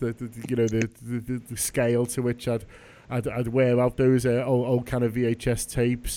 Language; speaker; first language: English; native; English